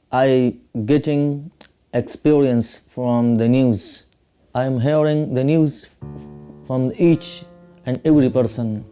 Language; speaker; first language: English; non-native, learner; Pashto